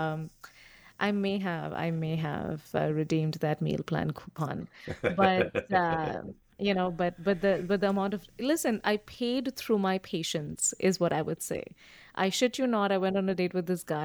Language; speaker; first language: English; non-native, local second language; Bangla